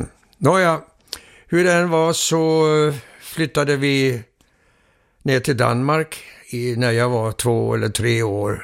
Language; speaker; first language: Swedish; early bilingual, heritage; Swedish